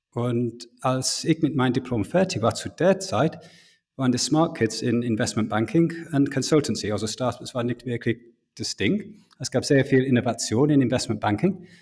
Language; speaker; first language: German; non-native, fluent; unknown